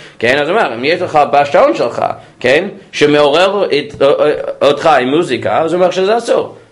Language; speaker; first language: Hebrew; non-native, fluent; English